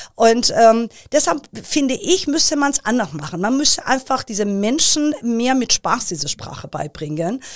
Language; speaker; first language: German; early bilingual, other home language; Persian